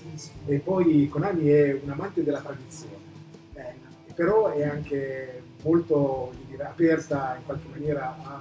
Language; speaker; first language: Italian; native; Italian